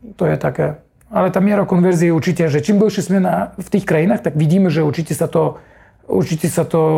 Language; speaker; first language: Slovak; non-native, fluent; Russian